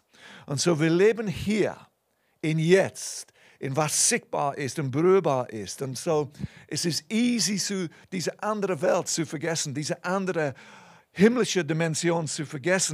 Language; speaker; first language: German; non-native, fluent; English